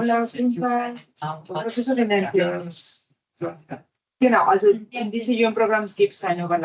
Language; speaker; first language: German; non-native, fluent; Italian